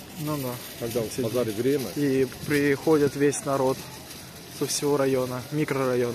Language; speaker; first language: Russian; early bilingual, heritage; Russian